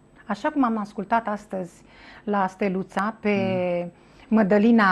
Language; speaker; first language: Romanian; native; Romanian